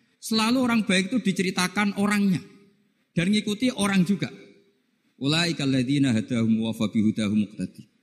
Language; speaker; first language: Indonesian; non-native, local second language; Javanese